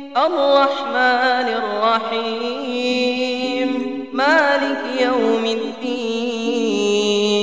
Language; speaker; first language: Arabic; non-native, learner; Indonesian